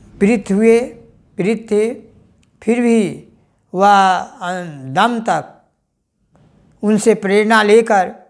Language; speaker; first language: Hindi; native; Hindi